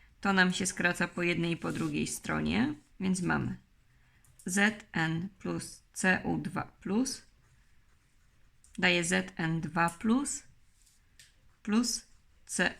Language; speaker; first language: Polish; native; Polish